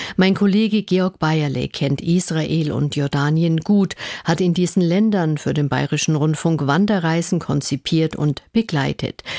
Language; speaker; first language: German; native; German